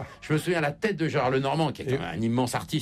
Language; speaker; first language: French; native; French